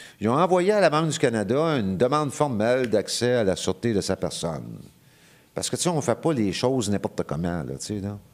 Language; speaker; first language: French; native; French